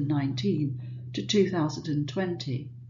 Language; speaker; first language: English; native; English